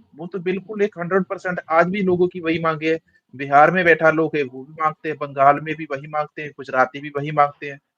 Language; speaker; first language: Hindi; non-native, local second language; Punjabi